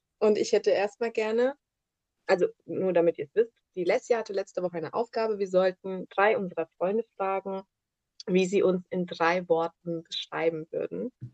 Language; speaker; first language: German; early bilingual, other home language; Italian